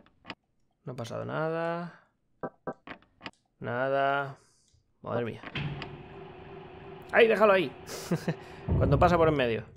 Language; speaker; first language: Spanish; native; Spanish